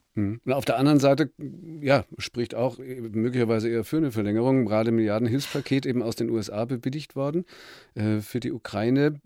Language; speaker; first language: German; native; German